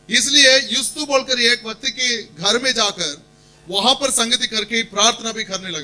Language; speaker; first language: Hindi; non-native, local second language; Tamil